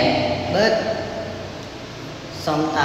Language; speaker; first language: English; non-native, learner; Indonesian